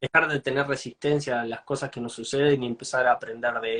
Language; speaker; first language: Spanish; native; Spanish